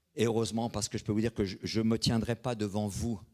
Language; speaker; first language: French; native; French